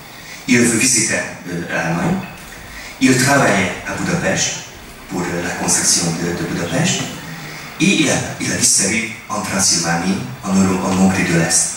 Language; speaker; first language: French; non-native, fluent; Hungarian